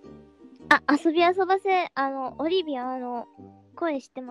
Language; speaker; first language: Japanese; non-native, learner; Filipino